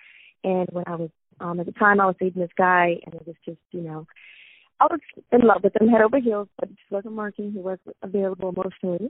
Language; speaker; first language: English; native; English